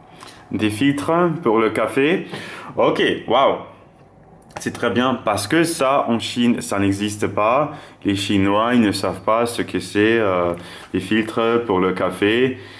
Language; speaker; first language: French; non-native, fluent; German